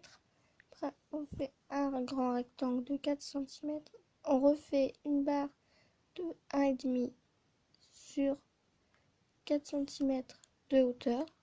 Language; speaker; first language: French; native; French